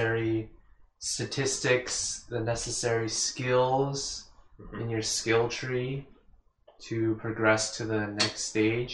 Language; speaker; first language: English; native; English